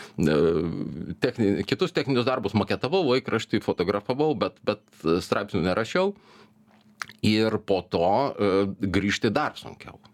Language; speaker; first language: Lithuanian; native; Lithuanian